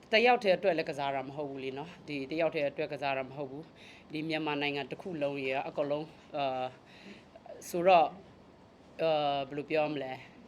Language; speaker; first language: Burmese; native; Burmese